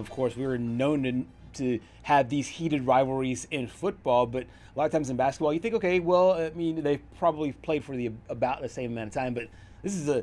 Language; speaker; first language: English; native; English